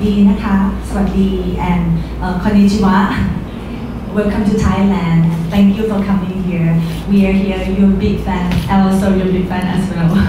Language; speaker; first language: English; non-native, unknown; Thai